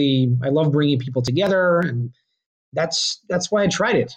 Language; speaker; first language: English; early bilingual, other home language; Russian